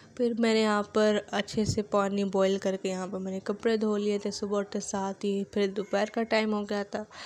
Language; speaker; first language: Hindi; native; Hindi